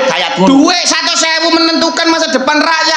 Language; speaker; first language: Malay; non-native, local second language; Javanese